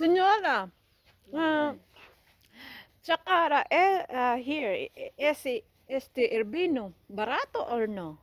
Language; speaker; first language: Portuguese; non-native, learner; Filipino